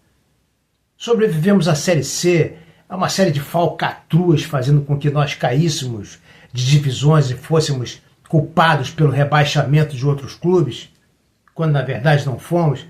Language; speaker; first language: Portuguese; native; Portuguese